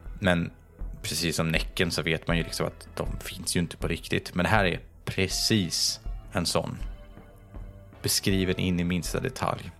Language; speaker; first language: Swedish; native; Swedish